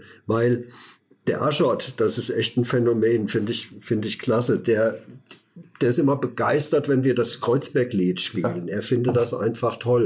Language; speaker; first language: German; native; German